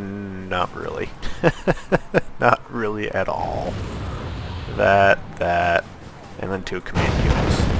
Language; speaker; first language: English; native; English